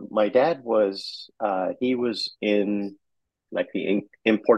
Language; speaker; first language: English; non-native, local second language; Urdu